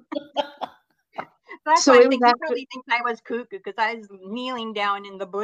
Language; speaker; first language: English; native; English